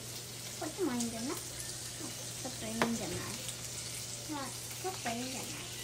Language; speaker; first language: Japanese; early bilingual, other home language; Filipino